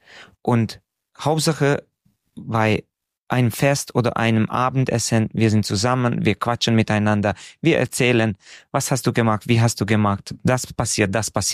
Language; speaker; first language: German; non-native, fluent; Hungarian